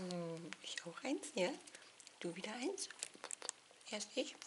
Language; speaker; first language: German; native; German